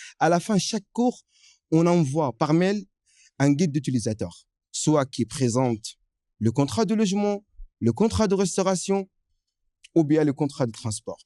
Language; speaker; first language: French; non-native, fluent; Arabic